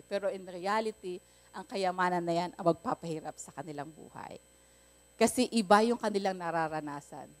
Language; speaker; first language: Filipino; native; Filipino